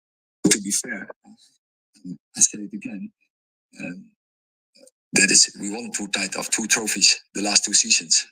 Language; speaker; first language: English; non-native, fluent; Dutch